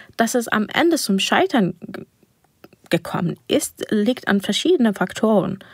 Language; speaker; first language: German; non-native, fluent; Persian